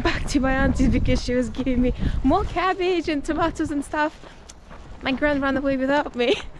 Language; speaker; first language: English; non-native, fluent; Russian